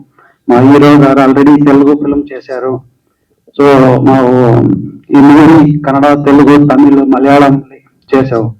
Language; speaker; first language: Telugu; non-native, learner; Kannada